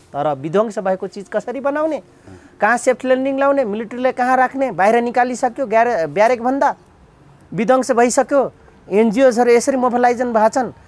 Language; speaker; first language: Nepali; non-native, local second language; Dangaura Tharu